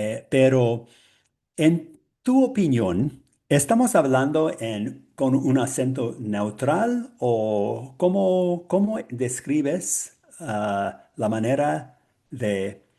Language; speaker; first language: Spanish; non-native, learner; English